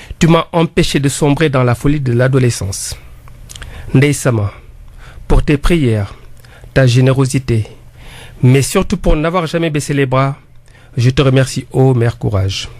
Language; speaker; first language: French; non-native, local second language; Wolof